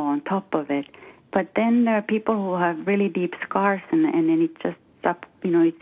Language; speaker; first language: English; non-native, fluent; Finnish